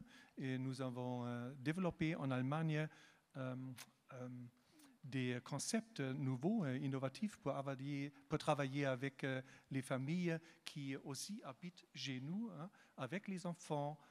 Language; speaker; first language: French; non-native, learner; German